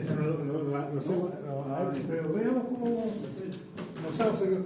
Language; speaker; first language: Spanish; native; Spanish